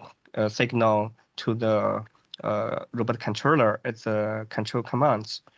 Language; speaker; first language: English; non-native, fluent; Chinese